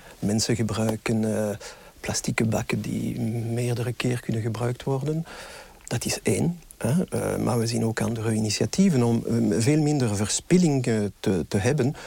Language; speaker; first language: Dutch; non-native, local second language; French